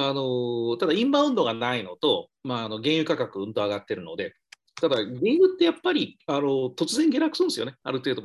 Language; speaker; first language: Japanese; native; Japanese